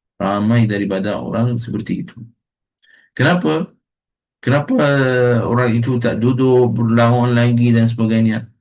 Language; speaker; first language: Malay; non-native, fluent; Arabic